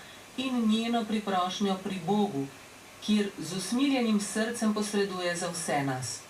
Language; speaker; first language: Slovenian; native; Slovenian